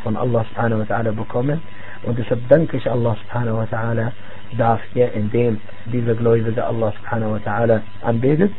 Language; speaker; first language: German; non-native, fluent; Arabic